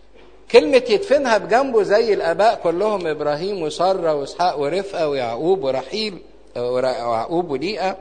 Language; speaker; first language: Arabic; native; Arabic